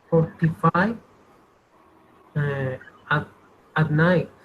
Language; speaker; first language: English; non-native, learner; Spanish